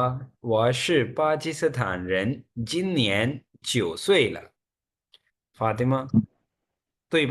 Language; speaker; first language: Chinese; non-native, fluent; Urdu